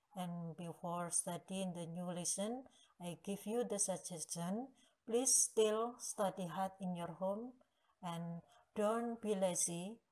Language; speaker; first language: English; non-native, learner; Indonesian